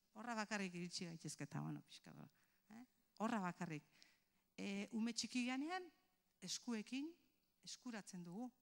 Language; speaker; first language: Basque; native; Basque